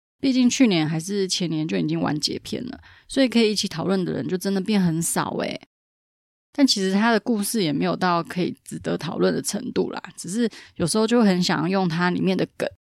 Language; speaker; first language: Chinese; native; Chinese